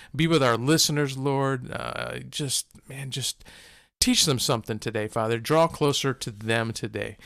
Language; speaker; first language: English; native; English